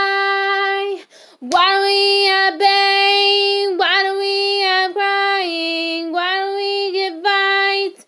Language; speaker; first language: English; native; English